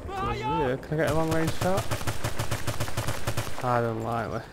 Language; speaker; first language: English; native; English